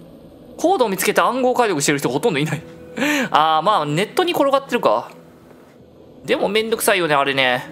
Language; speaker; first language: Japanese; native; Japanese